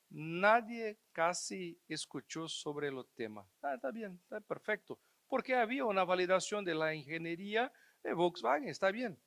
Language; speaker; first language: Spanish; non-native, fluent; Portuguese